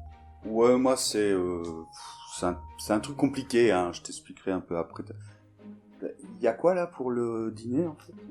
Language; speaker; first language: French; native; French